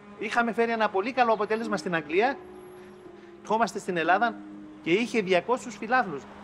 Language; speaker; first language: Greek; early bilingual, heritage; Greek